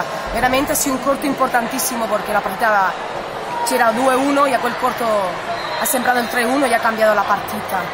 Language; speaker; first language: Italian; non-native, learner; Spanish